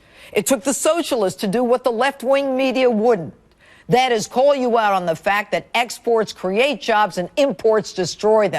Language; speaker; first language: English; native; English